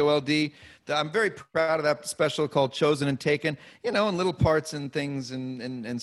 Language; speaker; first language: English; native; English